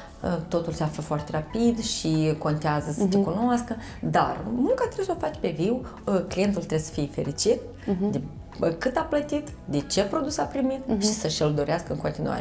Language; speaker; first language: Romanian; native; Romanian